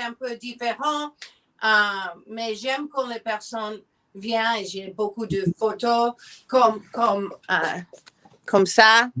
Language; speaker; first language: French; non-native, learner; English